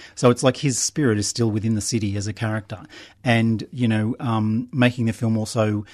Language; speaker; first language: English; native; English